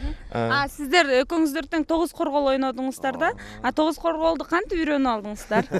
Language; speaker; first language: Kyrgyz; native; Kyrgyz